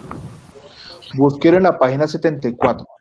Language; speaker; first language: Spanish; native; Spanish